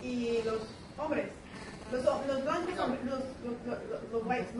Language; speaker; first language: Spanish; non-native, learner; English